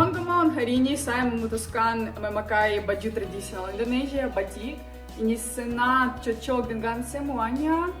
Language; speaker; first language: Indonesian; non-native, learner; Ukrainian